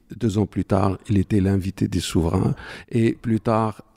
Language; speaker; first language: French; non-native, local second language; Arabic